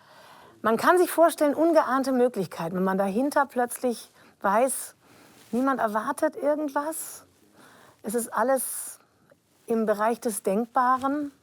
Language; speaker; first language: German; native; German